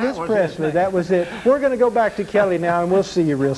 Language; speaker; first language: English; native; English